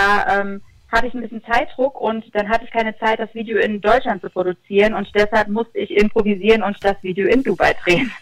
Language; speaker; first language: German; native; German